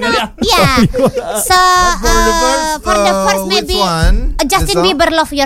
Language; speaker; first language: English; non-native, learner; Indonesian